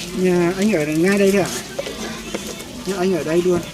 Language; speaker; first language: Vietnamese; native; Vietnamese